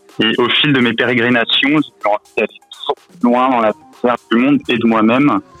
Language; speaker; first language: French; native; French